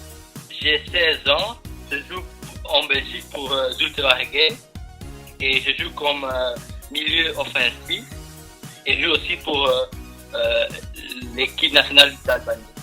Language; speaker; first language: French; non-native, learner; Albanian